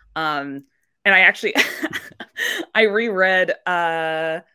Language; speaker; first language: English; native; English